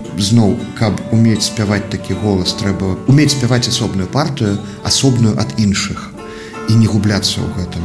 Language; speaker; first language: Belarusian; native; Belarusian